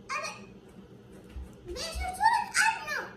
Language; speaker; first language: Arabic; early bilingual, other home language; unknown